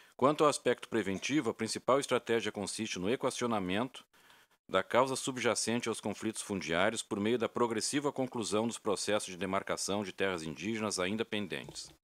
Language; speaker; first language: Portuguese; native; Portuguese